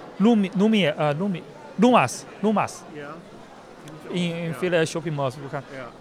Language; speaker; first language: German; non-native, learner; Chinese